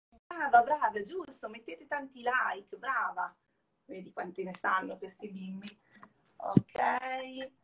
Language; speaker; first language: Italian; native; Italian